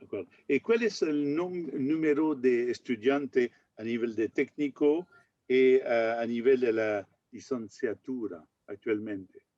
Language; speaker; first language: Spanish; non-native, fluent; French